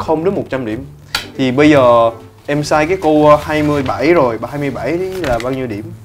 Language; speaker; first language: Vietnamese; non-native, learner; Korean